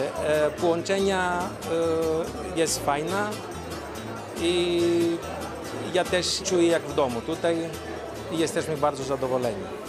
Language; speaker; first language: Polish; non-native, learner; Greek